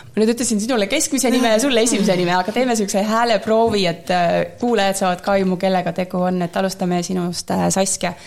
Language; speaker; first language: Estonian; native; Estonian